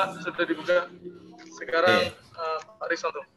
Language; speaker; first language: Indonesian; native; Indonesian